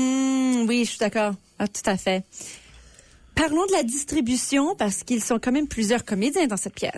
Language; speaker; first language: French; native; French